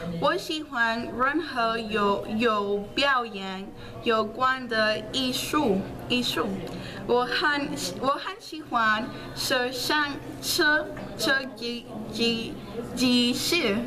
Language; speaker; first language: Chinese; non-native, learner; Spanish